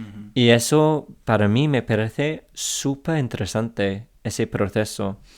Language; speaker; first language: Spanish; non-native, fluent; English